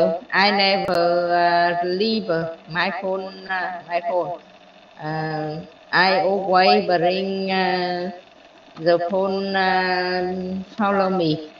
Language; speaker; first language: English; non-native, learner; Vietnamese